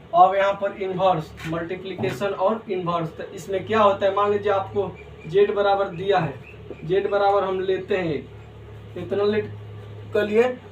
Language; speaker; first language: Hindi; native; Hindi